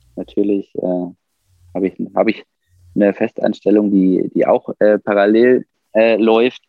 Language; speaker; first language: German; native; German